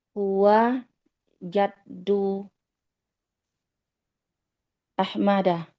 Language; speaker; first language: Arabic; non-native, learner; Indonesian